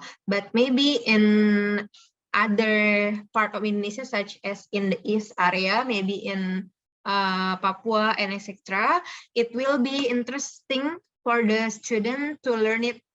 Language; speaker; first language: English; non-native, fluent; Indonesian